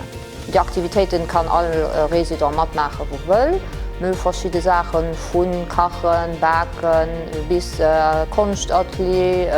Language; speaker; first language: German; non-native, local second language; Luxembourgish